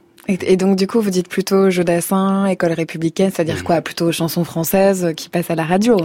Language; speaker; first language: French; native; French